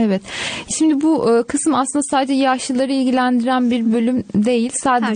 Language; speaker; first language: Turkish; native; Turkish